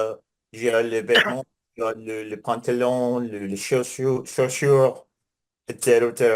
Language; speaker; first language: French; non-native, learner; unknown